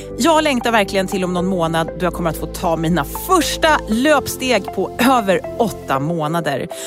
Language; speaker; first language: Swedish; native; Swedish